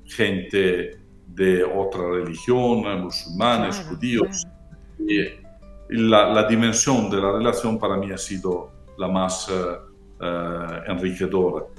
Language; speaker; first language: Spanish; non-native, fluent; Italian